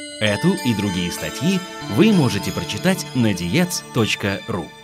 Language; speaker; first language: Russian; native; Russian